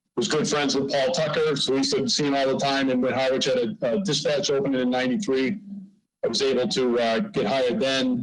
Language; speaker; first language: English; native; English